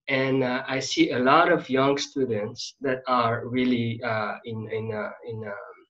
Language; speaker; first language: English; non-native, fluent; French